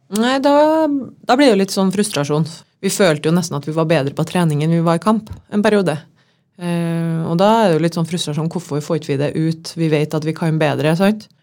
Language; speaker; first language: Norwegian; native; Norwegian